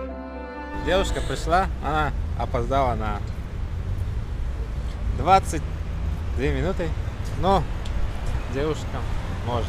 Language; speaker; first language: Russian; non-native, local second language; Uzbek